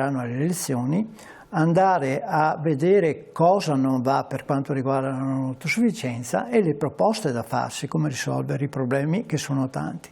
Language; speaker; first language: Italian; native; Italian